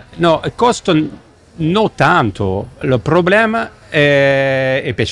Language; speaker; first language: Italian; non-native, learner; English